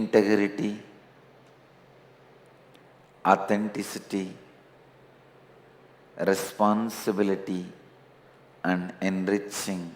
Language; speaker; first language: English; non-native, local second language; Tamil